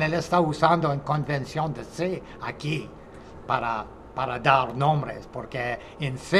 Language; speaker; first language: Spanish; non-native, fluent; English